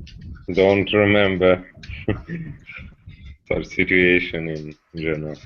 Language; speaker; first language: English; non-native, learner; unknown